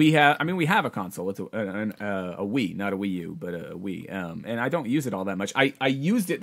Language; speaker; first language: English; native; English